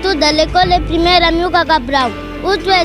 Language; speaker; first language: French; non-native, learner; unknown